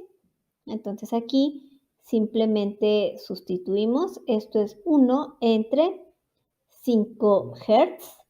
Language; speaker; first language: Spanish; native; Spanish